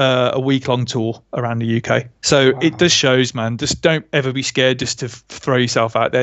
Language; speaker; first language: English; native; English